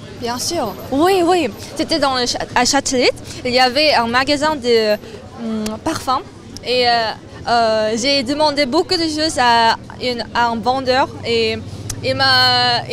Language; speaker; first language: French; non-native, learner; Korean